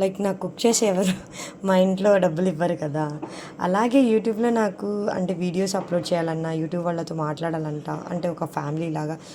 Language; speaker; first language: Telugu; non-native, local second language; Urdu